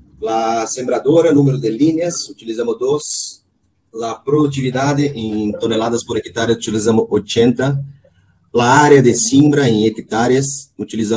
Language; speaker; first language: Spanish; non-native, learner; Portuguese